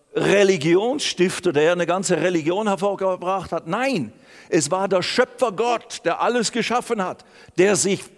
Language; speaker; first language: German; native; German